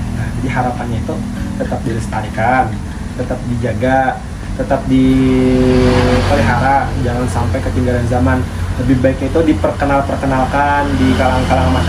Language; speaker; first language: Indonesian; non-native, local second language; Banjar